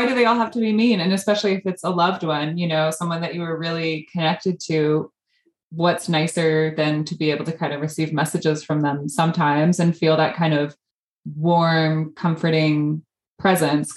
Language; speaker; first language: English; native; English